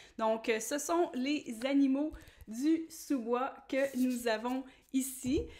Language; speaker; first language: French; native; French